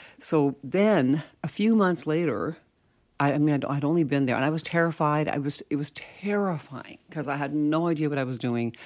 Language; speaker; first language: English; early bilingual, other home language; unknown